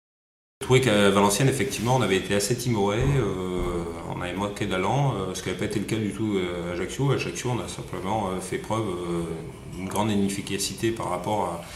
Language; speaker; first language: French; native; French